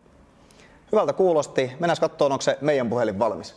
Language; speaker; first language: Finnish; native; Finnish